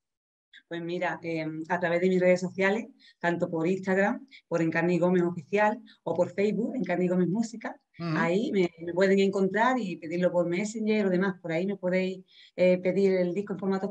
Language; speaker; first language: Spanish; native; Spanish